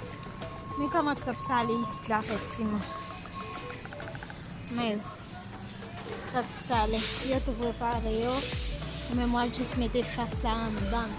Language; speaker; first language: French; non-native, learner; Haitian Creole